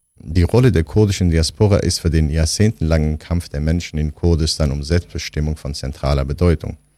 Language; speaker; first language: German; non-native, fluent; Kurdish